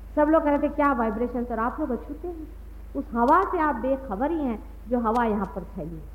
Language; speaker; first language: Hindi; non-native, local second language; Marathi